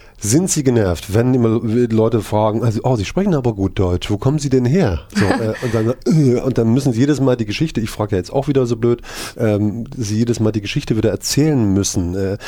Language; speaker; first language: German; native; German